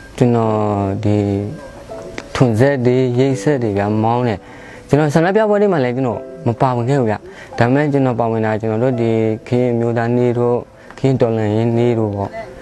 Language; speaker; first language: Burmese; non-native, local second language; S'gaw Karen